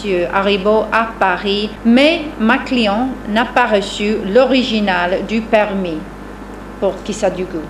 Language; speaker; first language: French; non-native, fluent; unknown